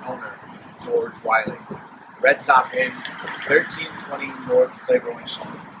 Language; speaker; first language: English; early bilingual, other home language; Spanish